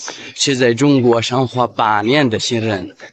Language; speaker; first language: Chinese; non-native, fluent; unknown